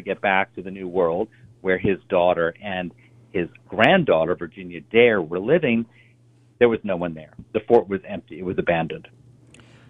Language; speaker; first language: English; native; English